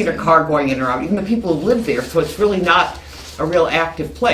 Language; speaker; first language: English; native; English